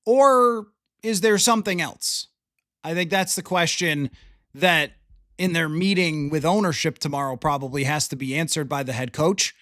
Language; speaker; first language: English; native; English